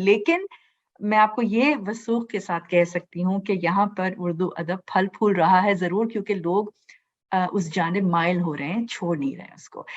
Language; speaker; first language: Urdu; native; Urdu